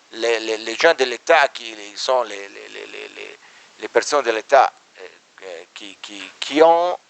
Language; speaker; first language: French; non-native, learner; Italian